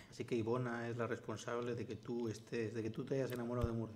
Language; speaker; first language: Spanish; native; Spanish